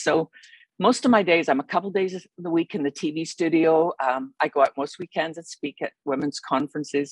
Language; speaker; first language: English; native; English